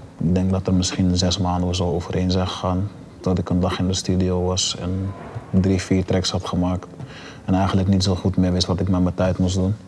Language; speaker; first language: Dutch; native; Dutch